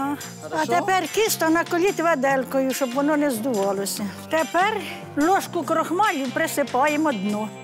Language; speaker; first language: Ukrainian; native; Ukrainian